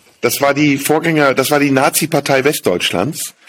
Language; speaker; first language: German; native; German